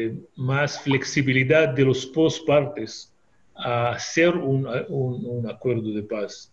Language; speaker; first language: Spanish; non-native, fluent; Hebrew